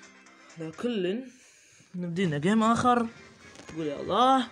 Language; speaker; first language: Arabic; native; Arabic